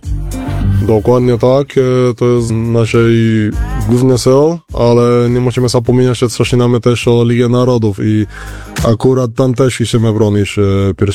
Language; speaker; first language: Polish; non-native, learner; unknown